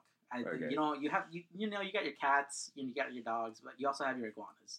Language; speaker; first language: English; early bilingual, other home language; Spanish